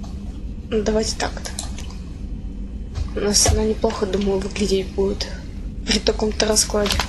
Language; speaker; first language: Russian; native; Russian